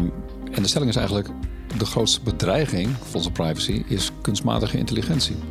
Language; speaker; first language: Dutch; native; Dutch